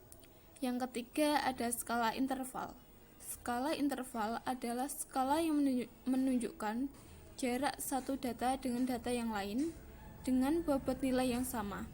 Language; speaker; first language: Indonesian; native; Indonesian